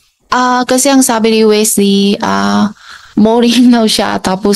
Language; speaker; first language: Filipino; non-native, learner; Chinese